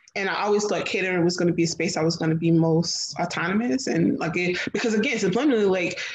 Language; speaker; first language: English; native; English